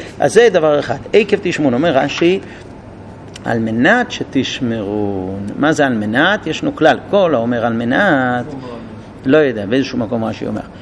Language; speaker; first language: Hebrew; non-native, fluent; English